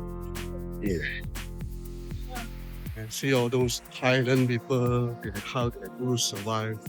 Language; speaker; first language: English; non-native, local second language; Chinese